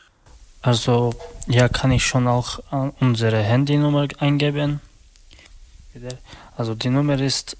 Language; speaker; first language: German; non-native, learner; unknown